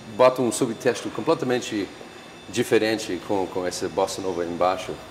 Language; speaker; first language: Portuguese; non-native, fluent; English